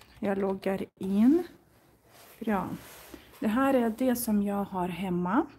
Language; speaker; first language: Swedish; non-native, fluent; Russian